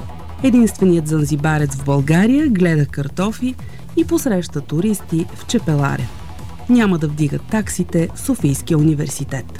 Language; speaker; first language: Bulgarian; non-native, learner; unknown